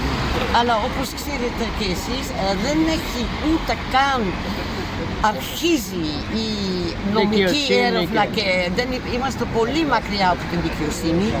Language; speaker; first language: Greek; non-native, fluent; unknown